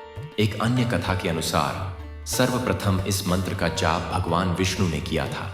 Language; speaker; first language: Hindi; native; Hindi